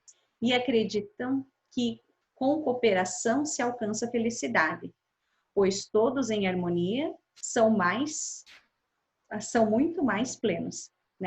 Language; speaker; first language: Portuguese; native; Portuguese